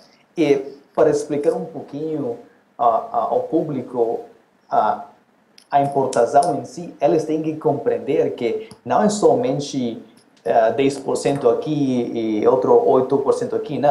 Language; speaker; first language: Portuguese; non-native, fluent; Spanish